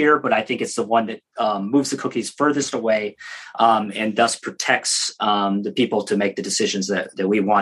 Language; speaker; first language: English; native; English